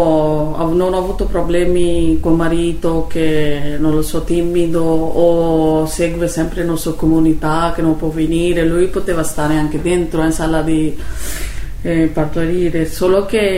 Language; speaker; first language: Italian; non-native, learner; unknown